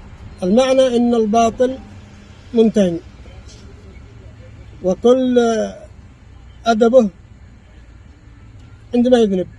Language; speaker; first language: Arabic; native; Arabic